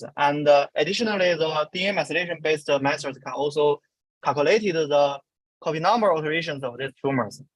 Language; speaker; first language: English; non-native, fluent; Chinese